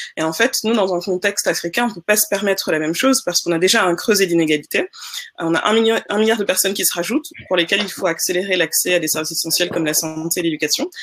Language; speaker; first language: French; non-native, local second language; Wolof